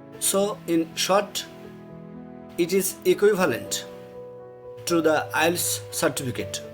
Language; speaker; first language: English; non-native, fluent; Bangla